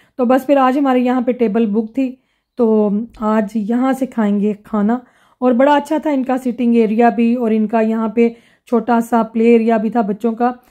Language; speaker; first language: Urdu; non-native, local second language; Punjabi